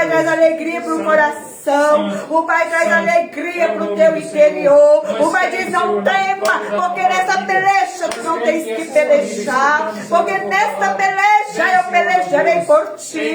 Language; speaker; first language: Portuguese; native; Portuguese